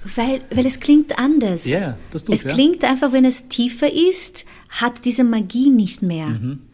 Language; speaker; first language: German; non-native, fluent; Portuguese